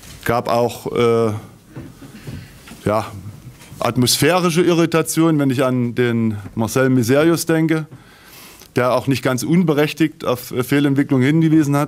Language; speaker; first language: German; native; German